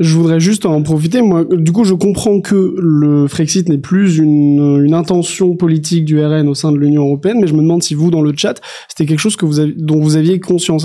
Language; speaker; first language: French; native; French